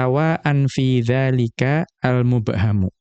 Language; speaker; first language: Arabic; non-native, fluent; Indonesian